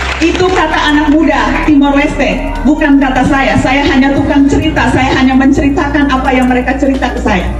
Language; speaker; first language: Indonesian; native; Indonesian